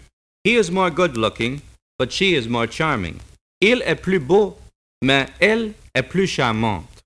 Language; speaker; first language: English; native; English